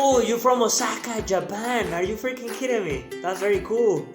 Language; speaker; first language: English; non-native, fluent; Spanish